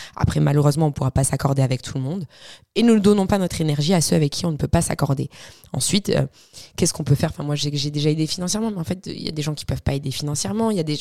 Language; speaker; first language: French; early bilingual, other home language; Arabic